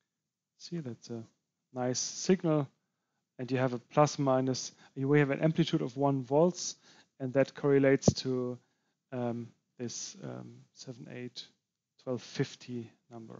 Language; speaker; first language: English; non-native, fluent; German